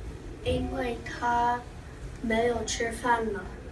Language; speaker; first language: Chinese; non-native, learner; English